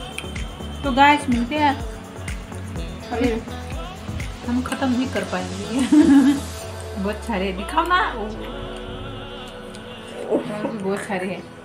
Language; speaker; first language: Hindi; non-native, local second language; Bangla